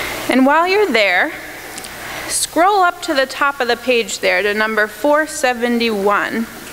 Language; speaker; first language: English; native; English